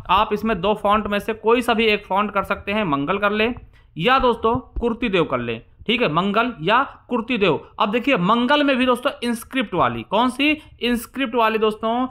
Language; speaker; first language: Hindi; native; Hindi